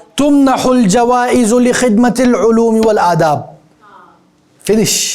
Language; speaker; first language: Arabic; non-native, fluent; Urdu